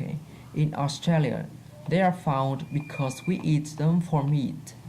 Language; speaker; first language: English; non-native, fluent; Vietnamese